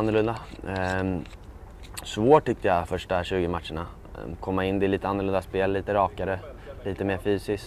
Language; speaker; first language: Swedish; native; Swedish